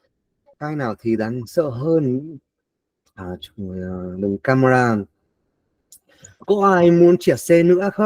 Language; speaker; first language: Vietnamese; non-native, fluent; Spanish